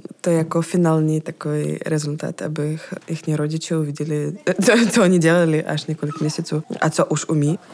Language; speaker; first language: Czech; non-native, learner; Ukrainian